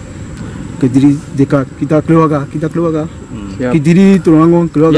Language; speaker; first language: Indonesian; non-native, learner; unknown